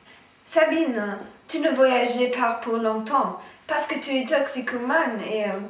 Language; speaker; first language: French; non-native, learner; German